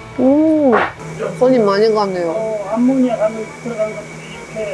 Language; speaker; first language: Korean; non-native, fluent; Japanese